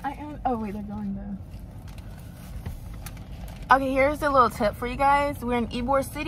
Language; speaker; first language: English; native; English